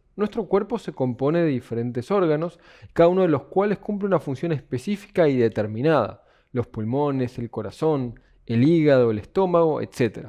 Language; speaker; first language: Spanish; native; Spanish